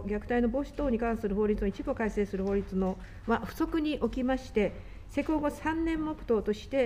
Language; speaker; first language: Japanese; native; Japanese